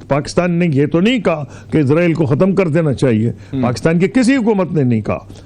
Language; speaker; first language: Urdu; non-native, local second language; Punjabi